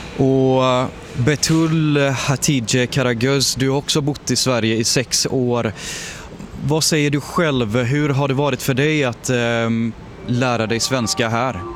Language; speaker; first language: Swedish; native; Swedish